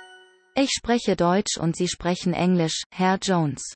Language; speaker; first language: German; non-native, learner; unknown